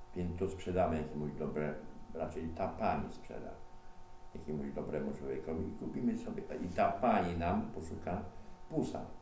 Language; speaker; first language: Polish; native; Polish